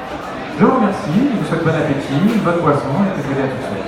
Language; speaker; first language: French; native; French